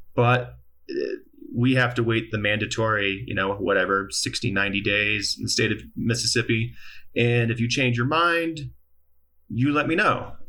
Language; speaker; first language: English; native; English